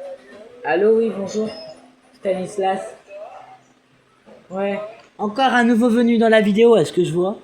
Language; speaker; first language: French; native; French